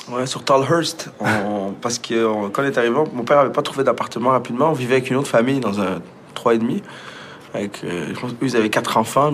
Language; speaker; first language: French; early bilingual, other home language; Arabic